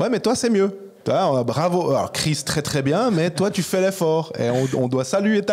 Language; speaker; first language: French; native; French